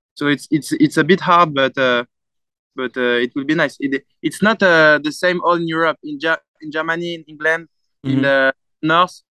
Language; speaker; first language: English; non-native, fluent; French